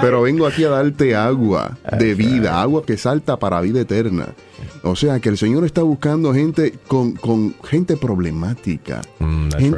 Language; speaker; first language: Spanish; native; Spanish